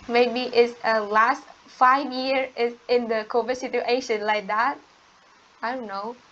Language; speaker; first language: English; non-native, learner; Vietnamese